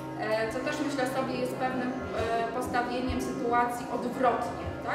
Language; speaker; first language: Polish; native; Polish